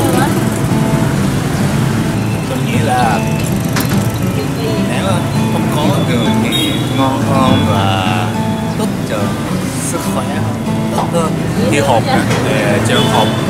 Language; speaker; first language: Vietnamese; non-native, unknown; Japanese